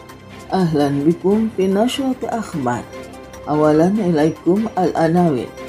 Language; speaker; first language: Arabic; non-native, fluent; Indonesian